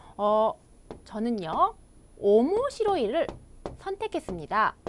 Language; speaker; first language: Korean; native; Korean